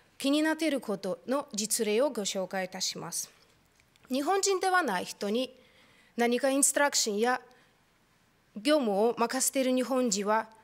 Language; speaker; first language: Japanese; non-native, fluent; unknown